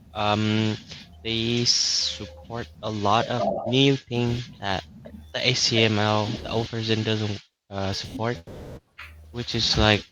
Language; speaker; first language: English; non-native, learner; Vietnamese